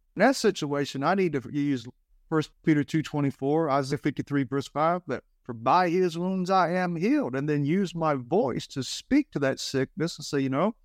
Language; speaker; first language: English; native; English